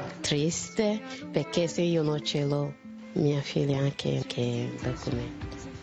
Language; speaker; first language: Italian; non-native, learner; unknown